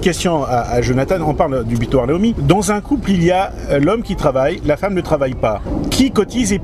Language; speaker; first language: French; native; French